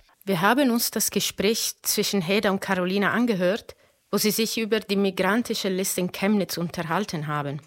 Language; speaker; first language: German; non-native, fluent; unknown